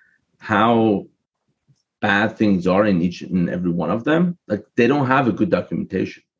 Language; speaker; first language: English; non-native, fluent; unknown